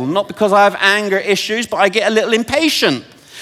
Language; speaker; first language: English; native; English